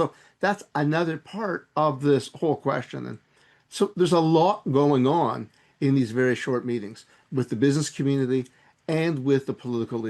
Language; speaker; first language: English; native; English